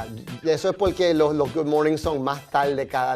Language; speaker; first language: Spanish; early bilingual, heritage; Spanish